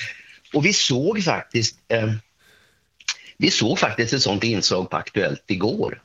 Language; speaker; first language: Swedish; native; Swedish